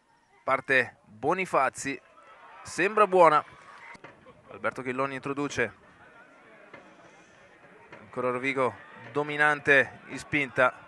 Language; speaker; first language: Italian; native; Italian